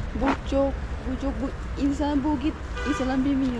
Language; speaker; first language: Turkish; non-native, learner; Lao